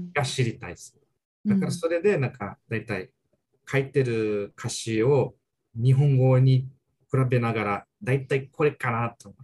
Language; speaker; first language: Japanese; early bilingual, heritage; Japanese